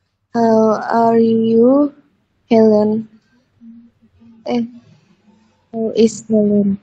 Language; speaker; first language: English; non-native, learner; Indonesian